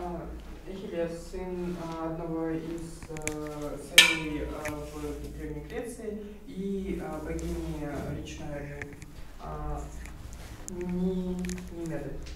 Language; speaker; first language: Russian; native; Russian